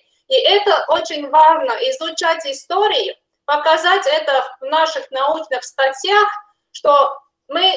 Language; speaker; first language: Russian; non-native, fluent; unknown